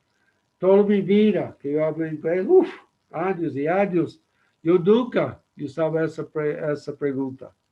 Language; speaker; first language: Spanish; non-native, learner; English